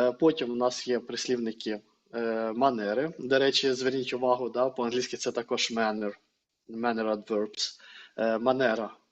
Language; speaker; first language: Ukrainian; non-native, local second language; Russian